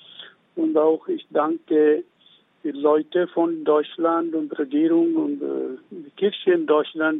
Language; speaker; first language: German; non-native, learner; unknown